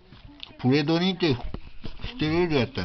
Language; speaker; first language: Japanese; native; Japanese